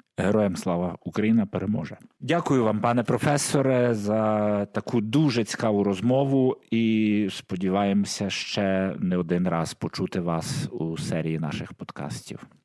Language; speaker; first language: Ukrainian; native; Ukrainian